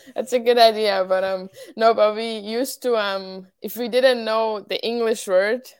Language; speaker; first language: English; non-native, fluent; Swiss German